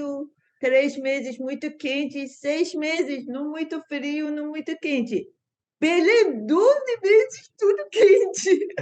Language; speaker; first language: Portuguese; non-native, learner; Persian